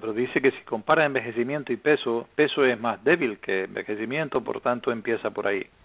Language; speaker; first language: Spanish; native; Spanish